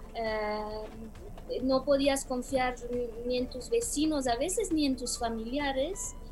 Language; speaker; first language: Spanish; non-native, fluent; Romanian